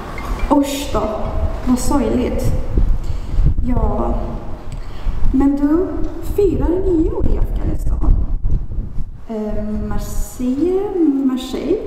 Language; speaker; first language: Swedish; non-native, fluent; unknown